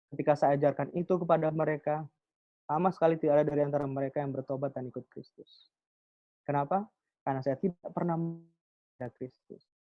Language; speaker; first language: Indonesian; non-native, local second language; Javanese